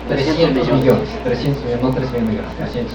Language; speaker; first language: Spanish; native; Spanish